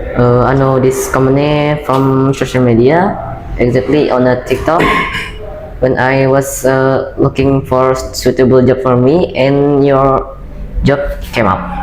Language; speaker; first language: English; non-native, learner; Indonesian